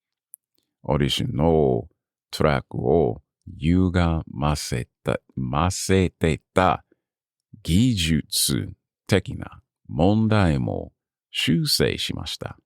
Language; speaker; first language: Japanese; non-native, learner; English